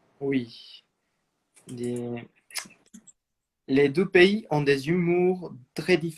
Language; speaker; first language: French; non-native, fluent; Spanish